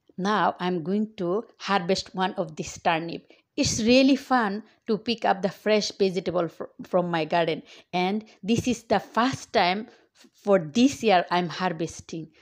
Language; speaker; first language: English; non-native, local second language; Bangla